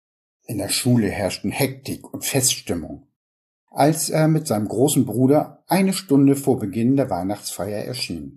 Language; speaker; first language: German; native; German